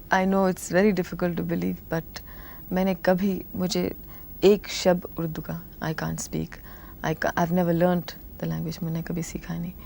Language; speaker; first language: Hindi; non-native, local second language; Tamil